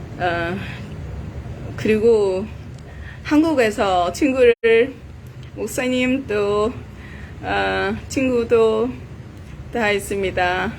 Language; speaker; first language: Korean; non-native, learner; Vietnamese